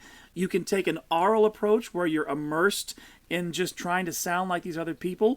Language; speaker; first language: English; native; English